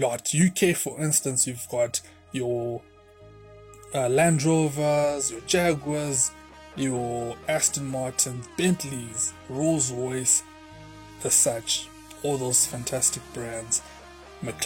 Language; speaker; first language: English; non-native, local second language; Shona